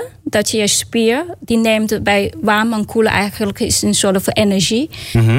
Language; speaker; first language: Dutch; non-native, learner; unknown